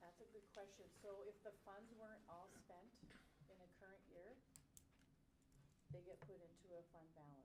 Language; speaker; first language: English; native; English